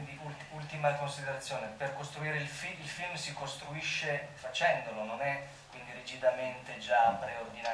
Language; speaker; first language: Italian; native; Italian